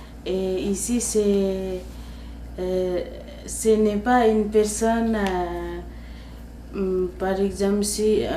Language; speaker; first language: French; non-native, learner; Nepali